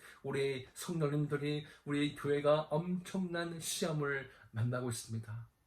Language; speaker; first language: Korean; native; Korean